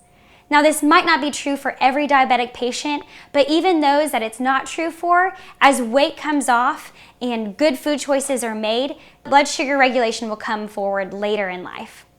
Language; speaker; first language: English; native; English